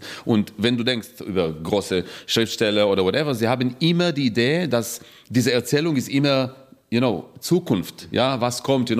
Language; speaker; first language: German; non-native, fluent; Hebrew